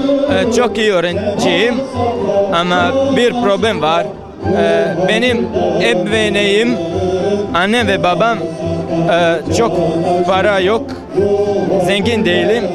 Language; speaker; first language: Turkish; non-native, learner; Bosnian